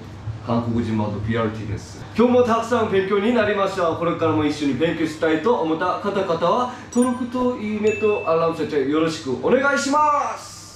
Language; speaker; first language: Japanese; non-native, fluent; Korean